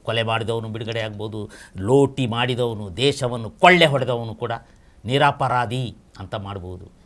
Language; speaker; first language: Kannada; non-native, local second language; Kodava